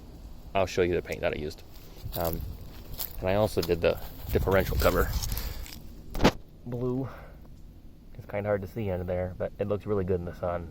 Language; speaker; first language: English; native; English